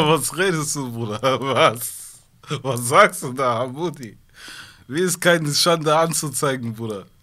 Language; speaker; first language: German; early bilingual, other home language; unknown